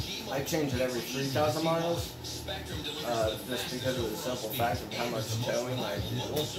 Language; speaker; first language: English; native; English